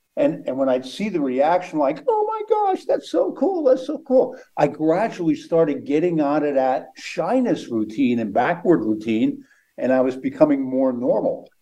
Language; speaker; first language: English; native; English